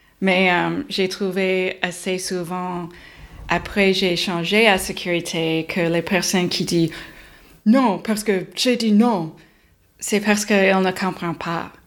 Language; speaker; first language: French; non-native, learner; English